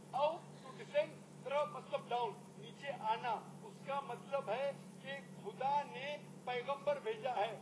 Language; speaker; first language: Hindi; non-native, local second language; Konkani